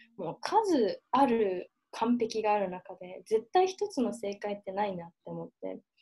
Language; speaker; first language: Japanese; early bilingual, heritage; Japanese